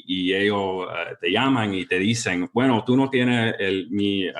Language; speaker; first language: Spanish; early bilingual, heritage; English